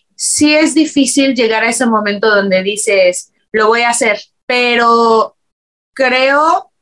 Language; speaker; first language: Spanish; native; Spanish